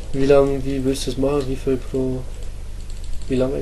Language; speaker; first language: German; native; German